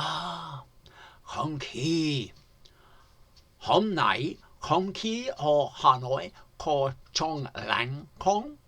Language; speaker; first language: Vietnamese; non-native, learner; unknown